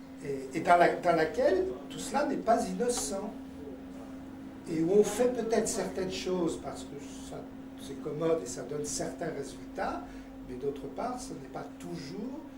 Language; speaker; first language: French; native; French